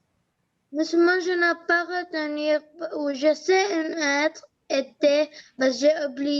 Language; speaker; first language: French; non-native, learner; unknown